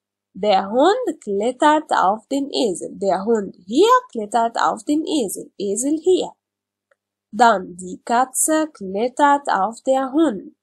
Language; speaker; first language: German; non-native, learner; Arabic